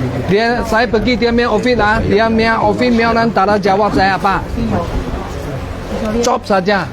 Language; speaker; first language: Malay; non-native, local second language; Cantonese